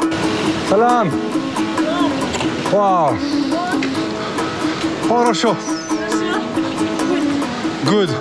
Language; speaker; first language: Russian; non-native, learner; French